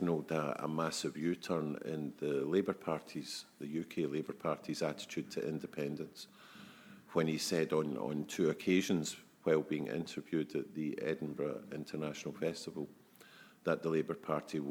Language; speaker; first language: English; native; English